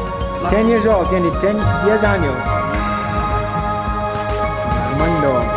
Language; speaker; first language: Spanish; non-native, learner; English